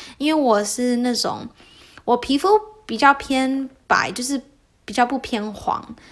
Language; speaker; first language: Chinese; early bilingual, heritage; Chinese